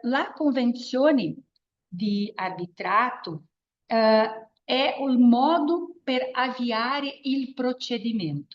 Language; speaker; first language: Italian; non-native, fluent; Portuguese